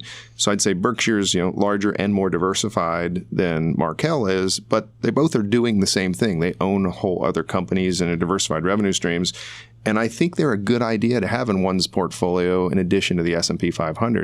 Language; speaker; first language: English; native; English